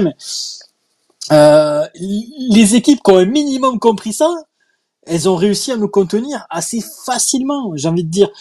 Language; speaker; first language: French; native; French